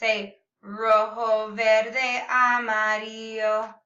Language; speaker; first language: Spanish; non-native, learner; English